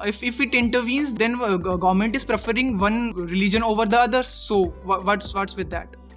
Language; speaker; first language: English; non-native, local second language; Hindi